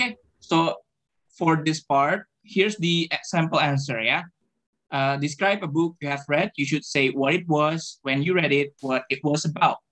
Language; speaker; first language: English; non-native, fluent; Indonesian